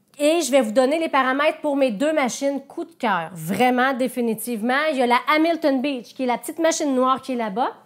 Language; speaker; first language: French; native; French